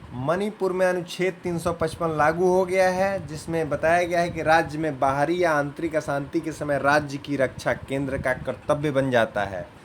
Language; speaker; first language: Hindi; native; Hindi